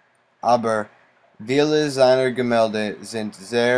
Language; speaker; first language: German; non-native, learner; English